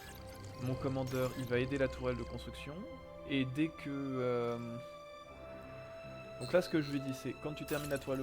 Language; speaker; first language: French; native; French